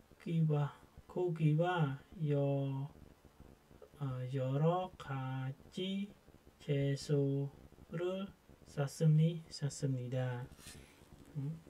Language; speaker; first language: Korean; non-native, learner; Khmer